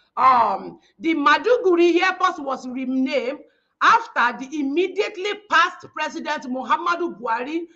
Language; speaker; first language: English; non-native, local second language; Yoruba